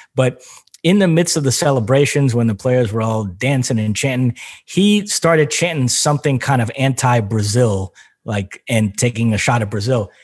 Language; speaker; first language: English; non-native, fluent; Portuguese